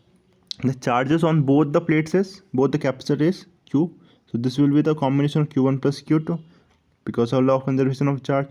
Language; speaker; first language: English; non-native, local second language; Hindi